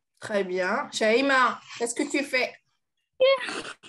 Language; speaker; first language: French; non-native, local second language; Arabic